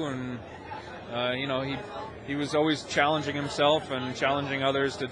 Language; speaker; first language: English; native; English